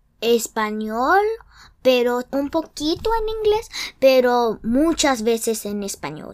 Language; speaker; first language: Spanish; early bilingual, heritage; English